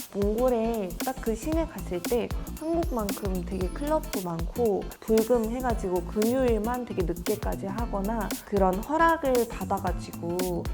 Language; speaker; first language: Korean; non-native, fluent; Mongolian